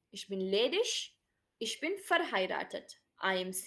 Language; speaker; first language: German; non-native, fluent; Urdu